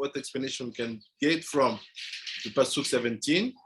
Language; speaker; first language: English; non-native, fluent; French